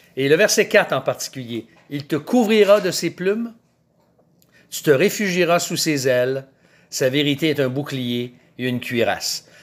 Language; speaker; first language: French; native; French